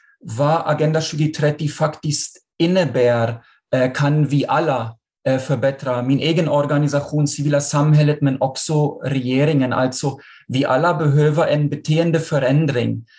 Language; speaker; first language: Swedish; non-native, fluent; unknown